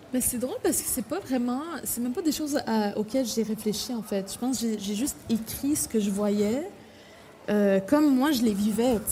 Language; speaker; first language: French; native; French